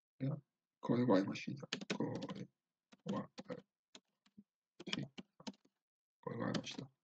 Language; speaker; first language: Japanese; non-native, learner; Italian